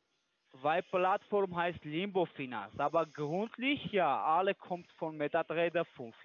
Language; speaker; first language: German; non-native, learner; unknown